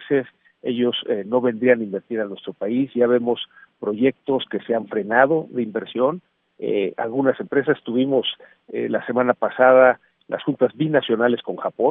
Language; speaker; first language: Spanish; native; Spanish